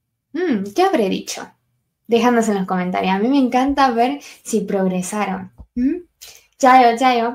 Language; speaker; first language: Spanish; non-native, fluent; Chinese